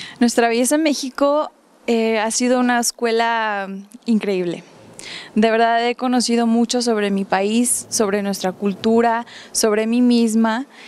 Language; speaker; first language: Spanish; early bilingual, heritage; Spanish